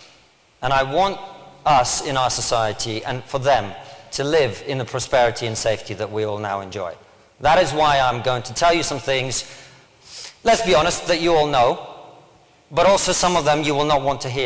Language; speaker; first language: English; early bilingual, other home language; Russian